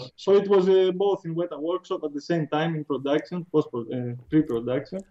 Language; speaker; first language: English; non-native, fluent; Greek